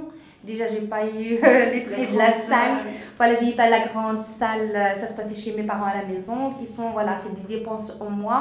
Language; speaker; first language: French; non-native, local second language; Arabic